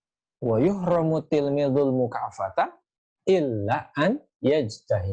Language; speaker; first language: Arabic; non-native, fluent; Indonesian